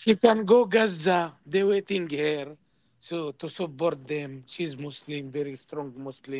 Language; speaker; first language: English; non-native, learner; Arabic